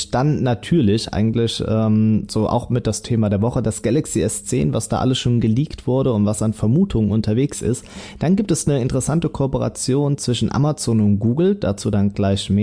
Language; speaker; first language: German; native; German